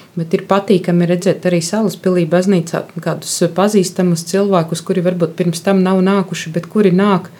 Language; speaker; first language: Latvian; native; Latvian